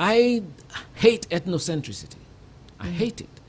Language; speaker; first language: English; non-native, local second language; Akan